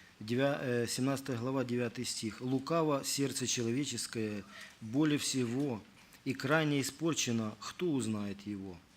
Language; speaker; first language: Russian; native; Russian